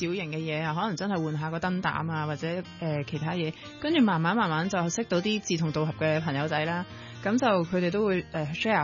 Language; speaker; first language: Cantonese; native; Cantonese